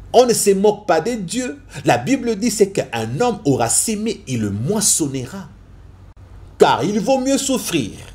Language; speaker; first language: French; non-native, local second language; Lingala